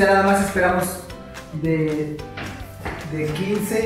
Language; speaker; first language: Spanish; native; Spanish